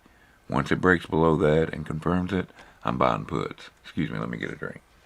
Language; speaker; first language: English; native; English